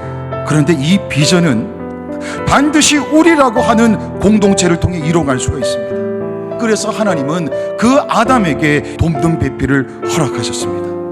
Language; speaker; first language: Korean; native; Korean